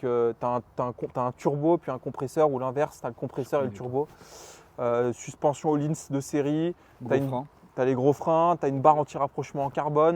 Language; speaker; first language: French; native; French